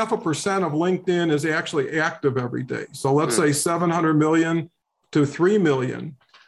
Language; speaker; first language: English; native; English